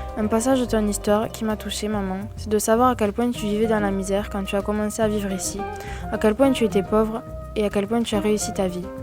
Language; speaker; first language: French; native; French